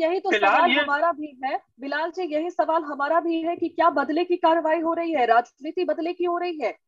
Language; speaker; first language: Hindi; native; Hindi